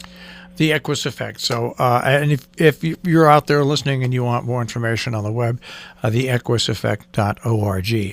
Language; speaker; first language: English; native; English